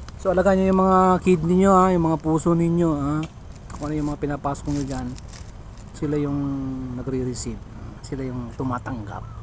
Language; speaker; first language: Filipino; non-native, local second language; Iloko